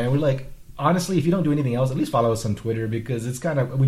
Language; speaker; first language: English; non-native, fluent; Vietnamese